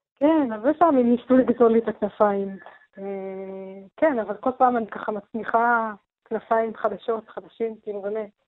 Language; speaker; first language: Hebrew; non-native, local second language; Arabic